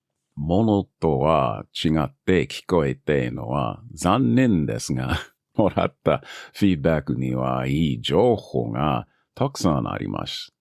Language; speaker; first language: Japanese; non-native, learner; English